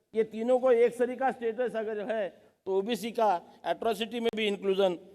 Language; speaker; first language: Hindi; non-native, local second language; Marathi